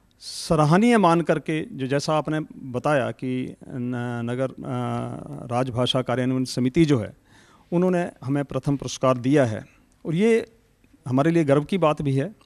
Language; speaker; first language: Hindi; native; Hindi